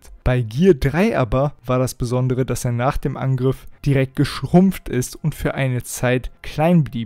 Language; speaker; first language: German; native; German